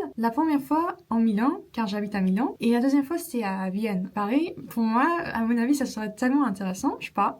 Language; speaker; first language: French; non-native, fluent; Turkish